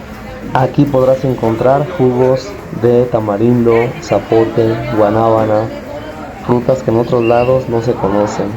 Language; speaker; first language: Spanish; native; Spanish